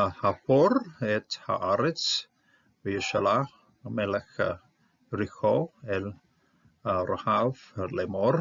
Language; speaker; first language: Hebrew; non-native, fluent; English